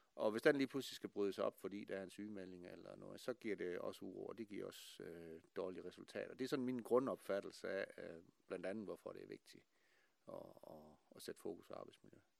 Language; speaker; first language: Danish; native; Danish